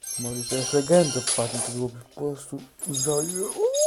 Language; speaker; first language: Polish; native; Polish